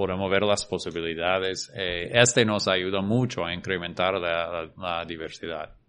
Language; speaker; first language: Spanish; non-native, fluent; English